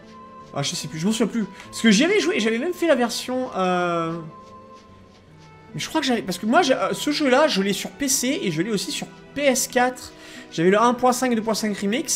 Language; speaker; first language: French; native; French